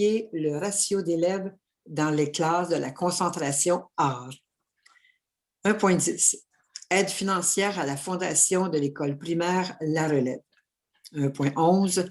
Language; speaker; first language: French; native; French